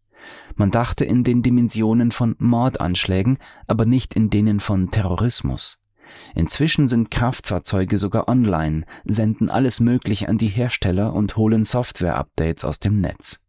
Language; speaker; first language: German; native; German